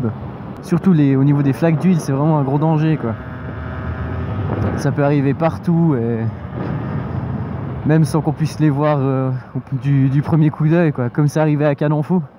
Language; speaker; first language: French; native; French